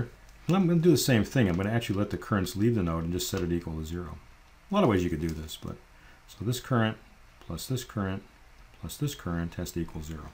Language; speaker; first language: English; native; English